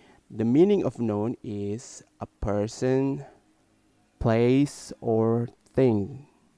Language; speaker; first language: English; non-native, learner; Indonesian